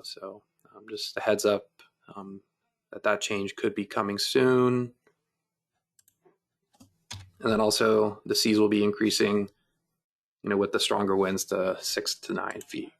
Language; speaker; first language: English; native; English